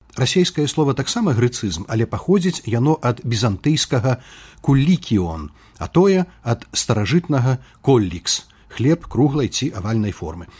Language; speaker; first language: Belarusian; native; Belarusian